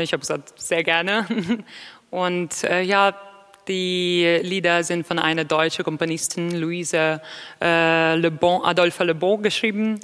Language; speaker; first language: German; non-native, fluent; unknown